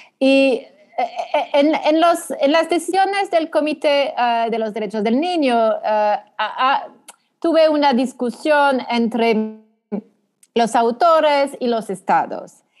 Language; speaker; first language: Spanish; non-native, fluent; French